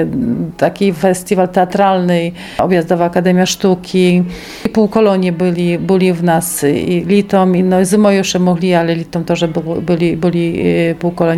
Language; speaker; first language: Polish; non-native, local second language; Ukrainian